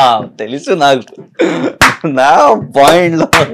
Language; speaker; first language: Telugu; non-native, learner; Hindi